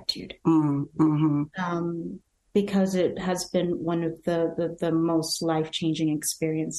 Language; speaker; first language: English; non-native, local second language; Yoruba